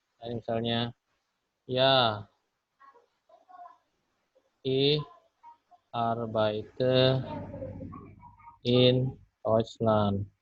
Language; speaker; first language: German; non-native, fluent; Indonesian